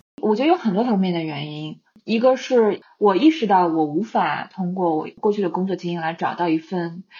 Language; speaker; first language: Chinese; native; Chinese